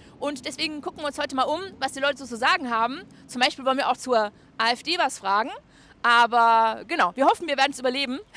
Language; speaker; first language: German; native; German